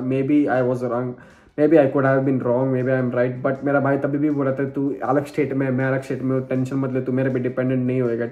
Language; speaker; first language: Hindi; non-native, local second language; Malayalam